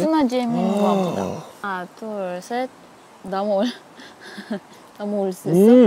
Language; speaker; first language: Korean; non-native, fluent; Russian